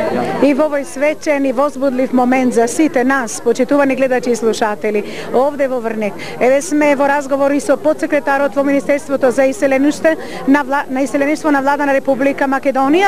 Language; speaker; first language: Macedonian; native; Macedonian